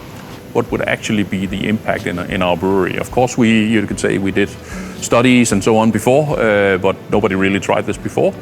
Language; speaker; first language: English; non-native, fluent; Danish